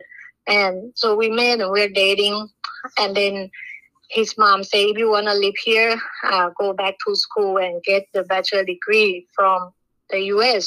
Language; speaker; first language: English; non-native, learner; Thai